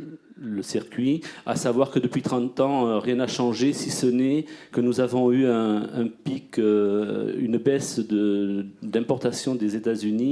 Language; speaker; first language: French; native; French